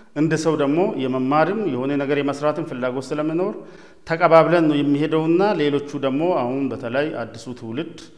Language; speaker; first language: Amharic; non-native, local second language; Oromo